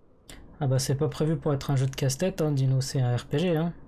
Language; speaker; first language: French; native; French